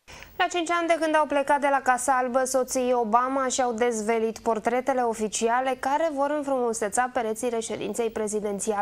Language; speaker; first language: Romanian; native; Romanian